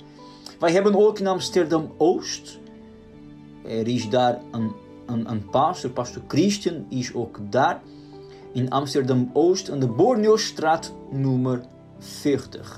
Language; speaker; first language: Dutch; non-native, fluent; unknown